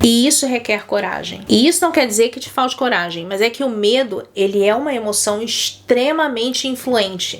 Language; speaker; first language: Portuguese; native; Portuguese